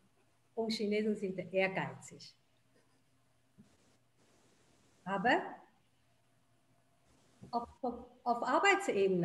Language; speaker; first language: German; non-native, fluent; Chinese